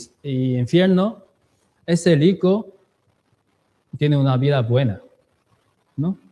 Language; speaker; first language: Spanish; non-native, fluent; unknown